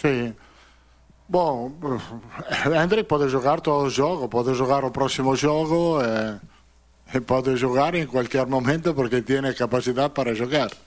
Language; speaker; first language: Portuguese; non-native, learner; Italian